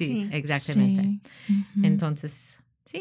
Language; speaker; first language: Spanish; non-native, learner; English